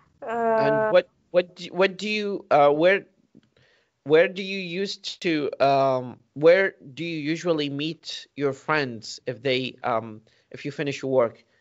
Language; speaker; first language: English; non-native, fluent; Arabic